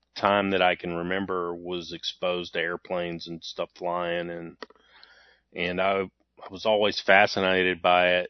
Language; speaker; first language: English; native; English